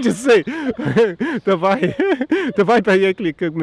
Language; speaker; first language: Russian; non-native, learner; English